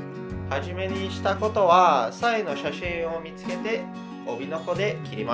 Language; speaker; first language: Japanese; non-native, learner; English